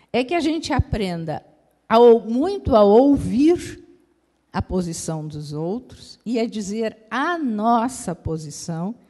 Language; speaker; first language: Portuguese; native; Portuguese